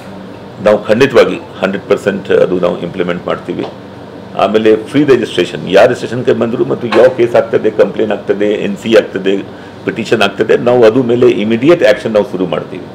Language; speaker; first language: Kannada; non-native, fluent; Hindi